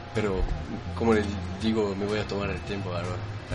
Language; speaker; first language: Spanish; non-native, fluent; French